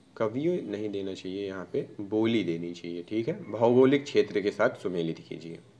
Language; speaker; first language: Hindi; native; Hindi